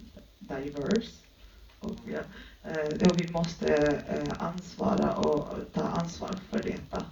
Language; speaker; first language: Swedish; early bilingual, other home language; Spanish